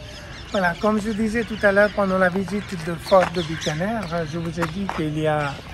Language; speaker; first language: French; non-native, fluent; Hindi